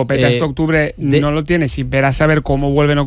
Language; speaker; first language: Spanish; native; Spanish